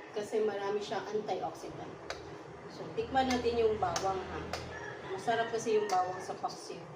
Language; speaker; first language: Filipino; non-native, local second language; Cebuano